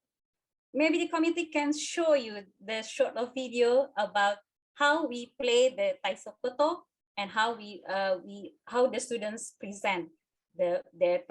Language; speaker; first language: English; non-native, fluent; Indonesian